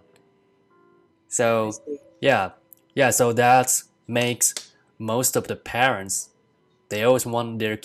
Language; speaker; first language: English; non-native, fluent; Chinese